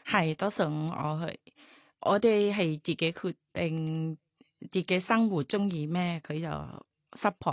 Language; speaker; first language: Cantonese; non-native, fluent; Thai